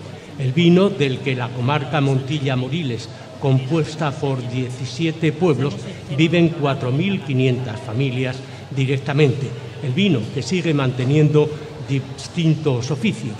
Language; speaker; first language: Spanish; native; Spanish